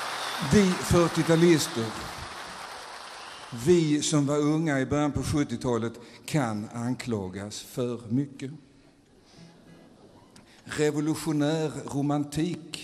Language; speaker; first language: Swedish; native; Swedish